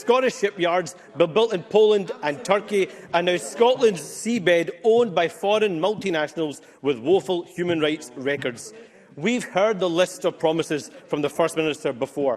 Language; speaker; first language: English; native; English